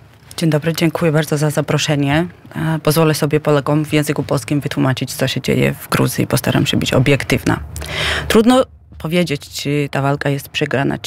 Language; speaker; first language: Polish; non-native, fluent; Georgian